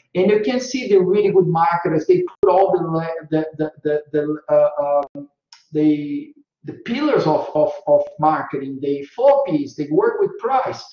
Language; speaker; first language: English; non-native, fluent; Portuguese